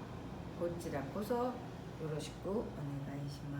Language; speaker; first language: Japanese; non-native, fluent; Korean